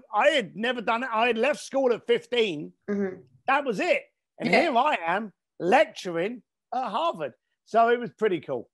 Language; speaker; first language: English; native; English